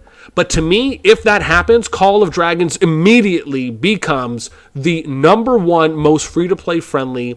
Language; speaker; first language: English; native; English